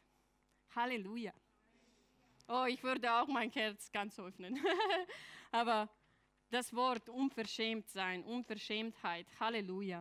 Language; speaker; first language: German; non-native, fluent; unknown